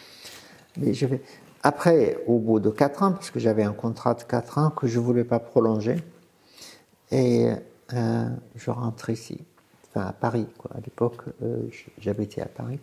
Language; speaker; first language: French; non-native, fluent; Arabic